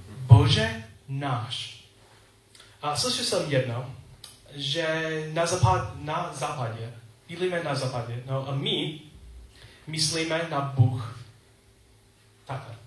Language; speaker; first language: Czech; non-native, learner; English